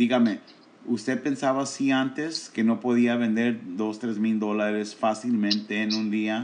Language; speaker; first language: Spanish; early bilingual, heritage; Spanish